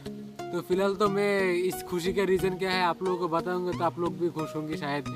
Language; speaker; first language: Hindi; non-native, local second language; Bangla